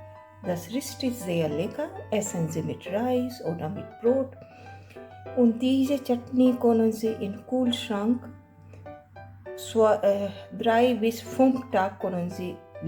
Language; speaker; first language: German; non-native, learner; Hindi